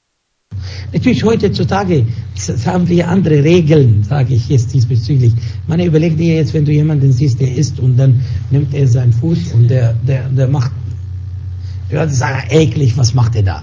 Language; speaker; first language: German; non-native, fluent; Arabic